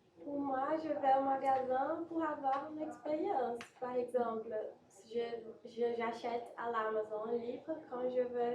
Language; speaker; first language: French; non-native, learner; Portuguese